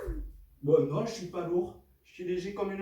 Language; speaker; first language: French; native; French